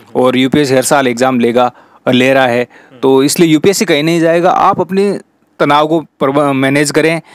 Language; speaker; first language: Hindi; native; Hindi